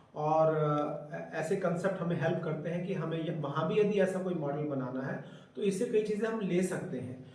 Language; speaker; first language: Hindi; native; Hindi